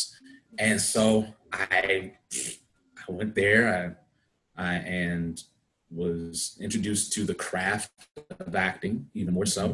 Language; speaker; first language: English; native; English